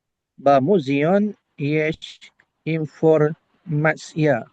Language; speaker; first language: Hebrew; non-native, learner; Indonesian